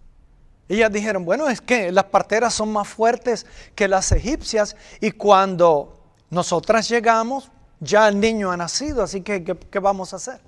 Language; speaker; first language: Spanish; native; Spanish